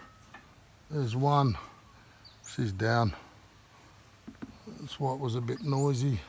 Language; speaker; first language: English; native; English